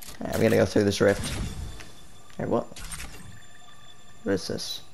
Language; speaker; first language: English; native; English